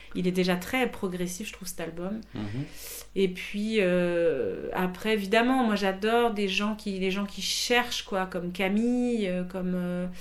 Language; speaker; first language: French; native; French